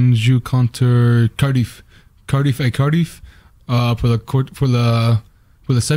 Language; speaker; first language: French; non-native, learner; English